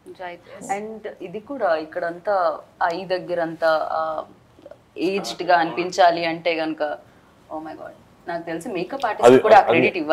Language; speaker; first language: Telugu; native; Telugu